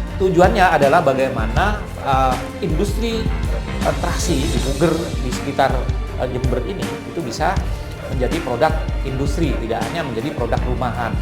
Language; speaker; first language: Indonesian; non-native, local second language; Madurese